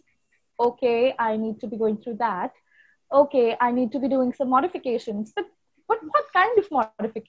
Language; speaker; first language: English; non-native, local second language; Hindi